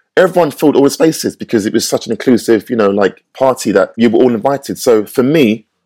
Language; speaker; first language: English; native; English